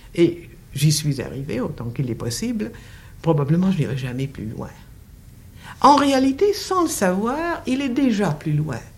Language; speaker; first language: French; native; French